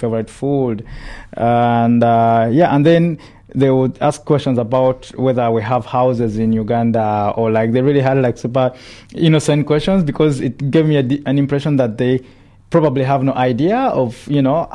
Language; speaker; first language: English; non-native, local second language; Ganda